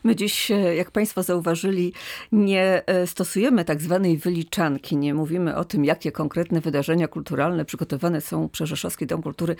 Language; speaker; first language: Polish; native; Polish